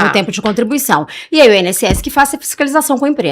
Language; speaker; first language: Portuguese; native; Portuguese